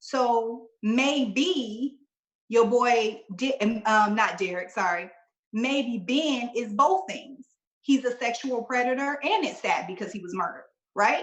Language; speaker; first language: English; native; English